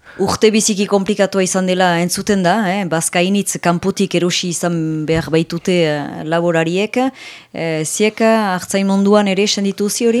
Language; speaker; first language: Basque; native; Basque